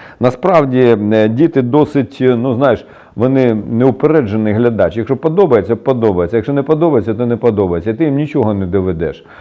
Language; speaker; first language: Ukrainian; non-native, local second language; Russian